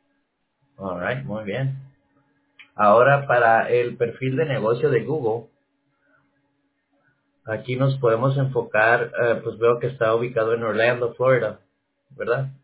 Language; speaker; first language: Spanish; native; Spanish